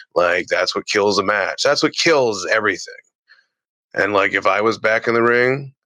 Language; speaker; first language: English; early bilingual, other home language; Italian